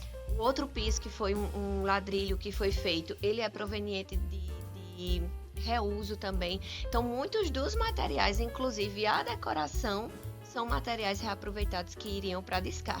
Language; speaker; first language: Portuguese; native; Portuguese